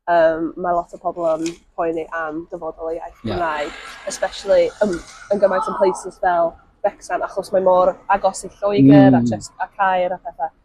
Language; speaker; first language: Welsh; non-native, local second language; English